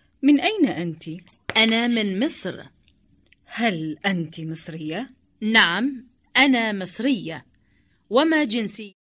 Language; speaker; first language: Arabic; non-native, learner; Indonesian